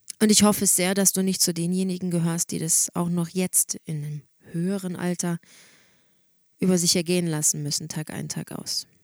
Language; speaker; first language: German; native; German